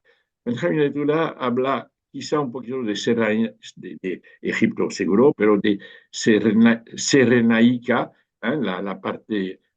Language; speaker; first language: Spanish; non-native, fluent; French